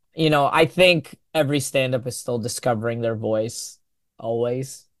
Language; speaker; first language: English; native; English